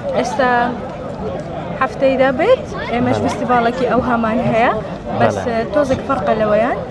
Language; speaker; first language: Central Kurdish; non-native, local second language; Kurdish